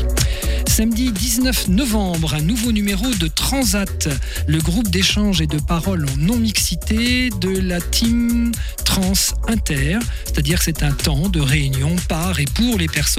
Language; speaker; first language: French; native; French